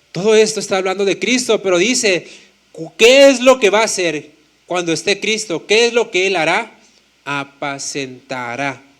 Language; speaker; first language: Spanish; native; Spanish